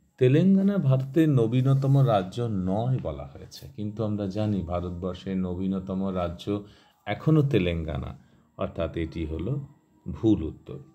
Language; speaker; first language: Bangla; native; Bangla